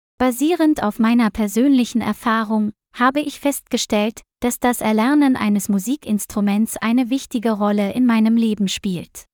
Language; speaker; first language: German; non-native, fluent; Vietnamese